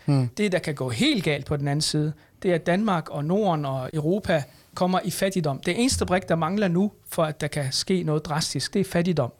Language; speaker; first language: Danish; early bilingual, other home language; Arabic